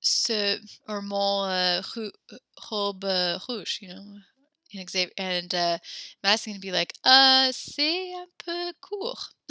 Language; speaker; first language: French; non-native, fluent; English